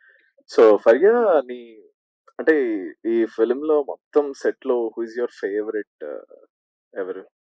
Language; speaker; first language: Telugu; native; Telugu